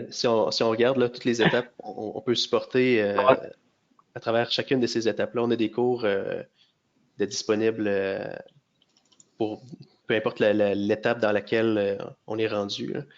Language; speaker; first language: French; native; French